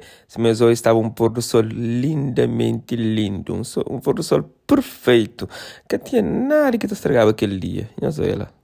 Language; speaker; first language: Portuguese; non-native, local second language; Kabuverdianu